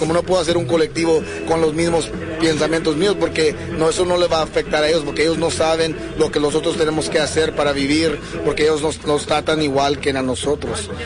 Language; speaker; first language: Spanish; early bilingual, heritage; English